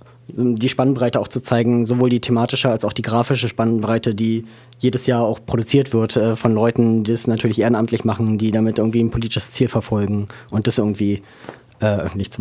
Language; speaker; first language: German; native; German